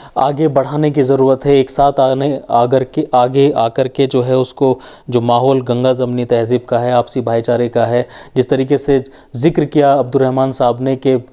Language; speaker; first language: Hindi; native; Hindi